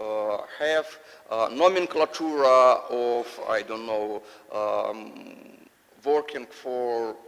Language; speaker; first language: English; non-native, learner; Russian